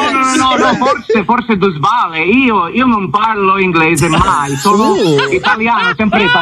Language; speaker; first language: Italian; non-native, learner; English